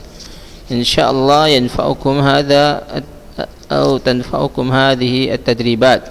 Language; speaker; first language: Arabic; non-native, fluent; Indonesian